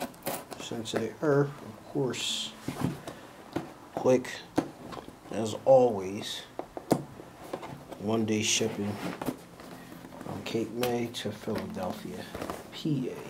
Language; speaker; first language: English; native; English